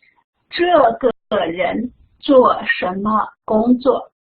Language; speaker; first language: Chinese; non-native, fluent; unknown